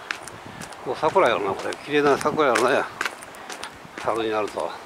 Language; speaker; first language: Japanese; native; Japanese